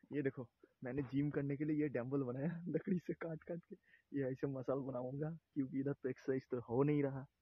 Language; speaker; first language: Hindi; non-native, local second language; Bangla